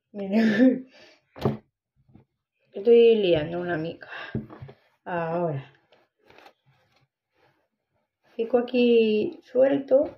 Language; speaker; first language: Spanish; non-native, local second language; Catalan